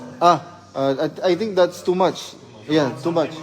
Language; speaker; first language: English; non-native, learner; Filipino